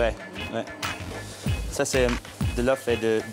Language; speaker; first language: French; non-native, learner; English